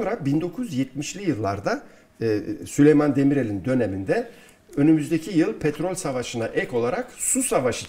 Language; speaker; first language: Turkish; native; Turkish